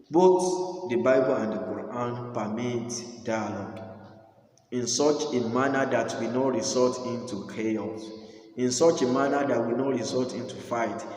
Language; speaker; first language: English; non-native, local second language; Yoruba